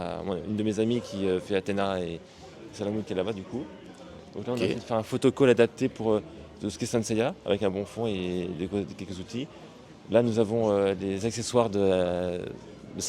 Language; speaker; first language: French; native; French